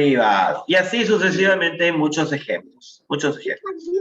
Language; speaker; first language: Spanish; native; Spanish